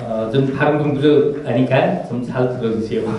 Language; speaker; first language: Korean; non-native, fluent; Nepali